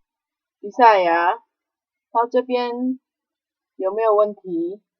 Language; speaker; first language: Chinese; non-native, fluent; Indonesian